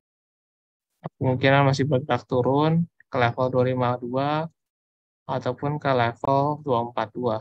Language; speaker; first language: Indonesian; native; Indonesian